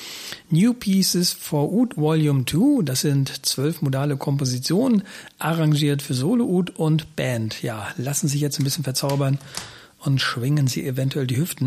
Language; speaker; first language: German; native; German